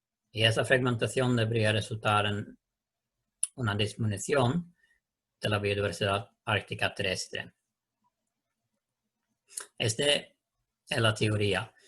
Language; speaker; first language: Spanish; non-native, learner; Swedish